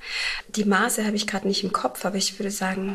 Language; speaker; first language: German; native; German